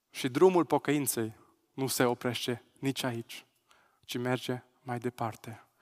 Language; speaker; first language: Romanian; non-native, local second language; Hungarian